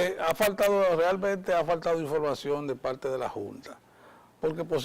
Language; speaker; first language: Spanish; native; Spanish